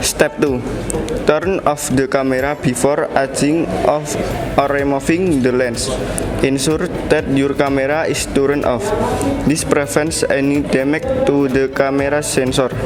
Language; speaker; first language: English; non-native, learner; Indonesian